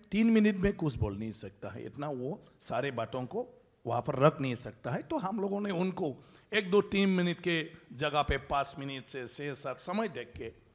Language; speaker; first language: Hindi; non-native, local second language; Bodo